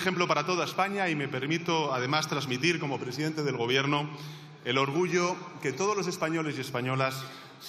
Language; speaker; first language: Spanish; native; Spanish